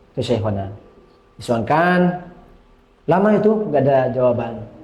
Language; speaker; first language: Indonesian; non-native, local second language; Madurese